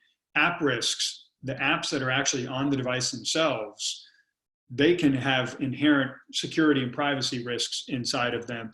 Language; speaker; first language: English; native; English